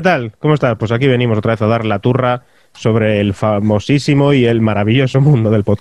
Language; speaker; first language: Spanish; native; Spanish